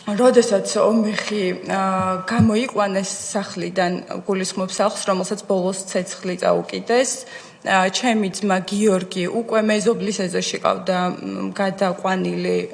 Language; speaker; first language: Georgian; native; Georgian